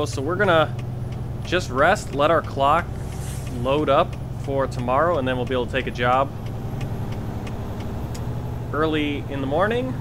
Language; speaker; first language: English; native; English